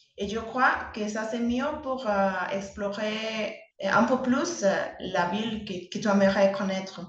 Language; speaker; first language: French; non-native, learner; Spanish